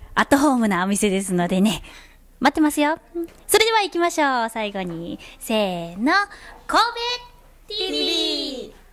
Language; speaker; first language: Japanese; native; Japanese